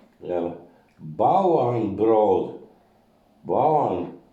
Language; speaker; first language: English; non-native, learner; Croatian